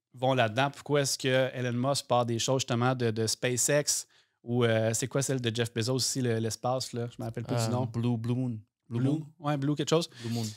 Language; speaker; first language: French; native; French